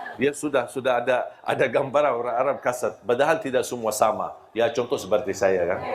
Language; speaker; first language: Malay; non-native, fluent; Arabic